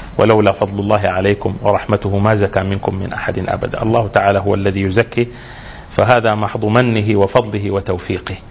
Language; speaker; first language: Arabic; native; Arabic